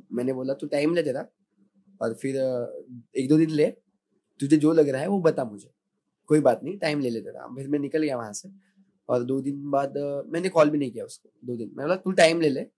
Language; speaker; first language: Hindi; non-native, local second language; Marathi